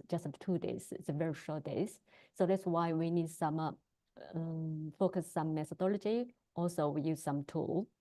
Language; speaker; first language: English; non-native, learner; Chinese